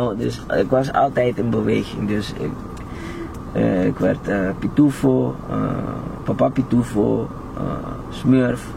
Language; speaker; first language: Dutch; non-native, local second language; Papiamento